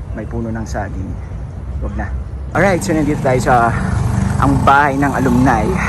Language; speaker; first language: Filipino; non-native, local second language; Iloko